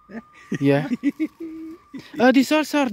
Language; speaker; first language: Danish; non-native, learner; Arabic